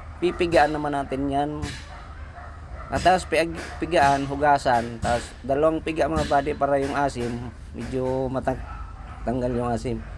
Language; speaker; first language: Filipino; non-native, local second language; Bikol